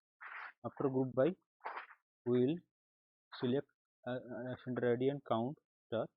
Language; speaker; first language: English; non-native, local second language; Hindi